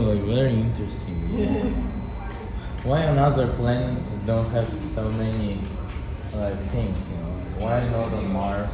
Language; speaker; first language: English; non-native, fluent; Russian